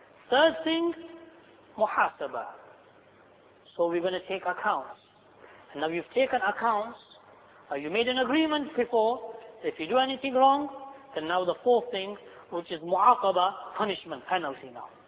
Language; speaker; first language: English; native; English